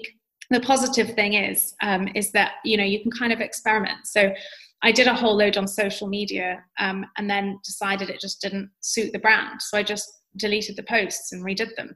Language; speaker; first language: English; native; English